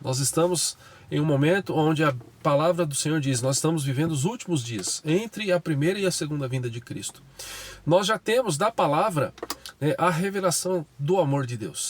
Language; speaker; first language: Portuguese; native; Portuguese